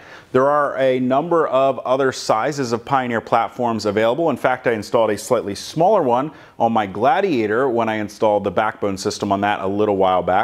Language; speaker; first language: English; native; English